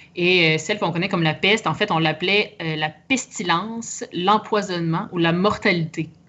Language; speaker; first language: French; native; French